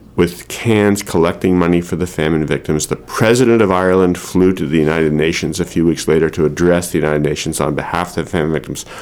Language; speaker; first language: English; native; English